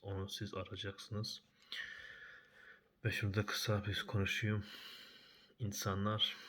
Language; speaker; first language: Turkish; early bilingual, heritage; Turkish